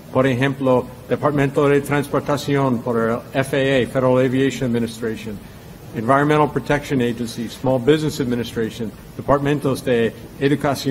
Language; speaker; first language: Spanish; non-native, fluent; English